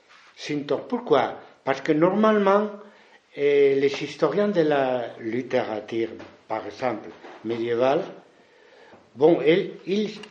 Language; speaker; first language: French; non-native, fluent; Spanish